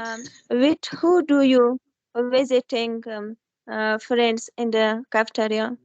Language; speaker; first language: English; non-native, learner; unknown